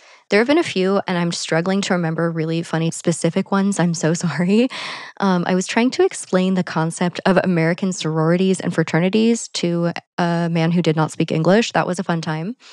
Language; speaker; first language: English; native; English